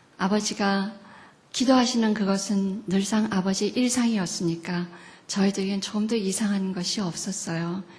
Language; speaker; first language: Korean; native; Korean